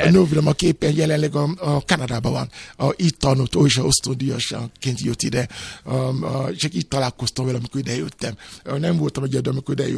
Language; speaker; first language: Hungarian; non-native, learner; Yoruba